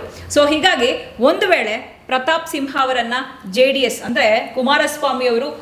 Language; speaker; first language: Kannada; native; Kannada